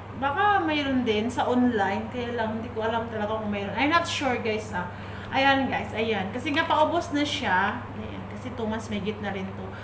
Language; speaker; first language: Filipino; native; Filipino